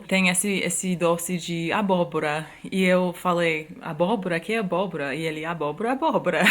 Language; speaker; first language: Portuguese; non-native, fluent; English